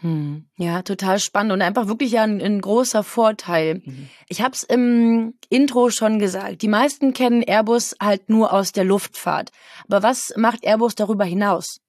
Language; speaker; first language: German; native; German